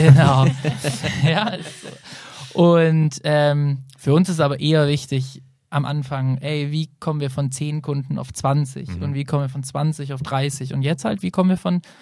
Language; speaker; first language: German; native; German